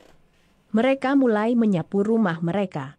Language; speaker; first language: Indonesian; non-native, learner; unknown